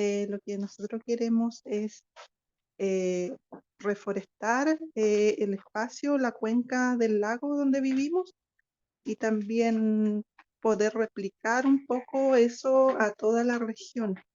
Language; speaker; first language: Spanish; non-native, local second language; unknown